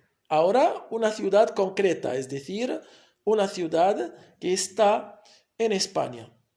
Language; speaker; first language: Spanish; non-native, fluent; Arabic